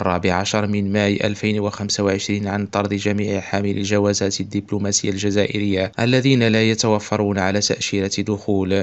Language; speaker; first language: Arabic; native; Arabic